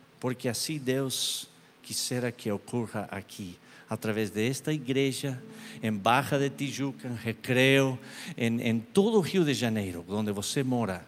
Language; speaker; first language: Portuguese; non-native, learner; Spanish